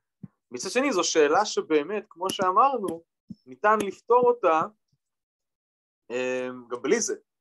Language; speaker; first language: Hebrew; native; Hebrew